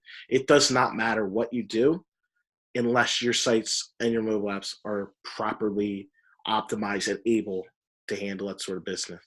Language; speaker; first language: English; native; English